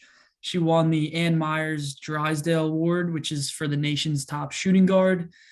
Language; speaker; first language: English; native; English